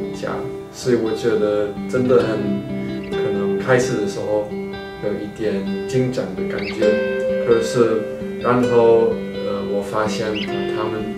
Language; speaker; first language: Chinese; non-native, fluent; German